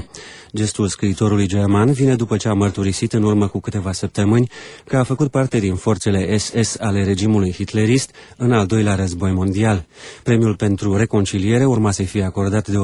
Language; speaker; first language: Romanian; native; Romanian